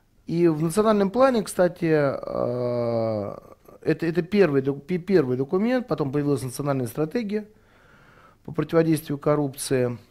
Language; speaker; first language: Russian; native; Russian